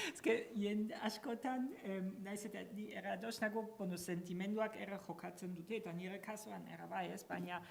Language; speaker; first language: Basque; non-native, fluent; German